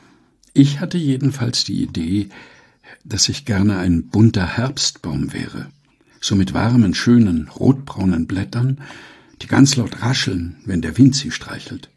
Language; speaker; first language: German; native; German